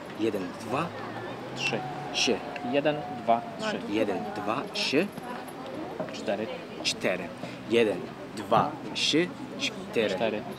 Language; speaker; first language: Polish; non-native, learner; Finnish